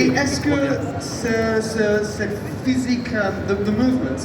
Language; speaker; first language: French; non-native, fluent; English